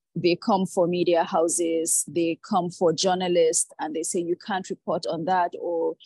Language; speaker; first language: English; non-native, local second language; Hausa